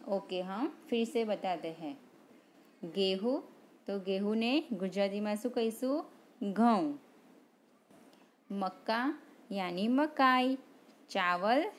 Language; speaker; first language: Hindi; non-native, local second language; Gujarati